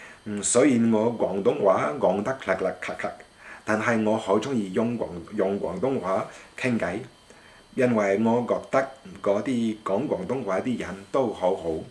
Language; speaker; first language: Chinese; non-native, fluent; French